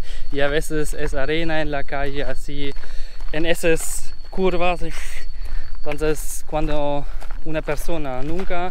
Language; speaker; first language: Spanish; non-native, learner; German